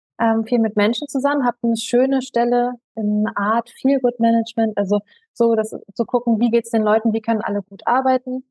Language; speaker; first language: German; native; German